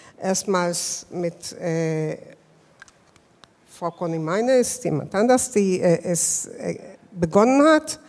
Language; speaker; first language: German; non-native, fluent; Hebrew